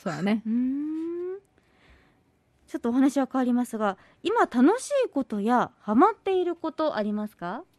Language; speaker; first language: Japanese; native; Japanese